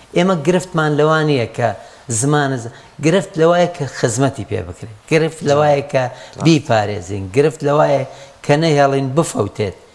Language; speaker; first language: Central Kurdish; non-native, local second language; Gurani